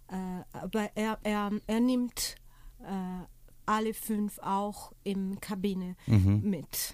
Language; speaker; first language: German; non-native, fluent; Portuguese